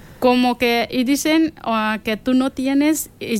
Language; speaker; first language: Spanish; non-native, learner; Persian